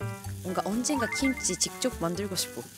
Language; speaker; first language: Korean; non-native, learner; Japanese